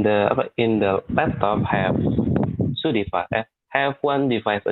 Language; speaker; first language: English; non-native, learner; Indonesian